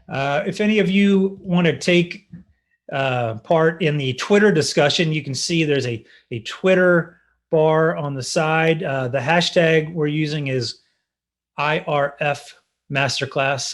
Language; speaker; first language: English; native; English